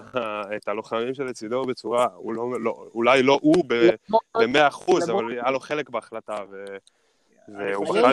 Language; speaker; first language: Hebrew; native; Hebrew